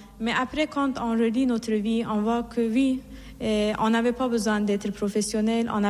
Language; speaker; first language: French; non-native, fluent; Persian